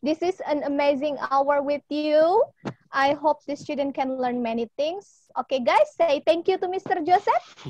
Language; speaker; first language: English; non-native, fluent; Indonesian